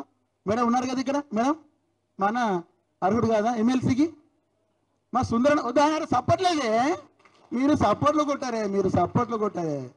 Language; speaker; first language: Telugu; native; Telugu